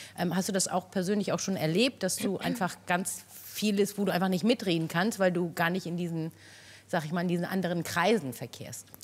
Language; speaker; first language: German; native; German